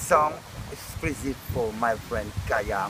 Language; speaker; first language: English; non-native, learner; Morisyen